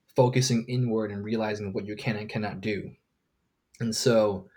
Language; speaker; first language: English; non-native, local second language; Cantonese